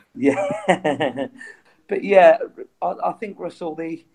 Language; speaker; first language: English; native; English